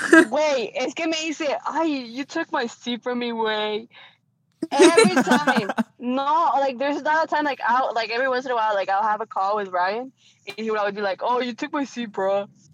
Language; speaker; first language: English; early bilingual, other home language; Spanish